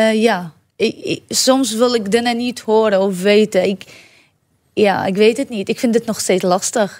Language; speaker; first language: Dutch; non-native, learner; Arabic